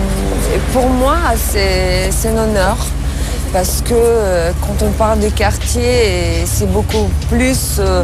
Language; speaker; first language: French; non-native, fluent; Italian